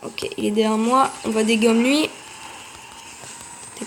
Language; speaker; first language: French; native; French